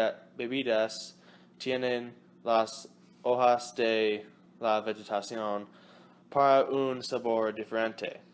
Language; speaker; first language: Spanish; non-native, learner; English